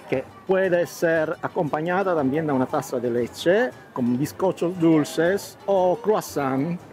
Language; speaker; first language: Spanish; early bilingual, heritage; Italian